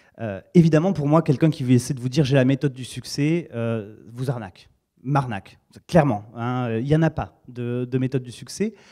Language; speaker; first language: French; native; French